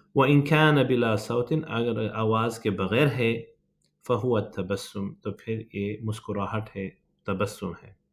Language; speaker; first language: Urdu; native; Urdu